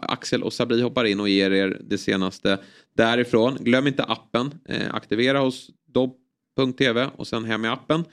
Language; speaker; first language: Swedish; native; Swedish